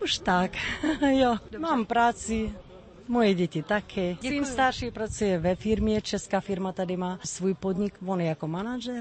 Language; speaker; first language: Czech; non-native, fluent; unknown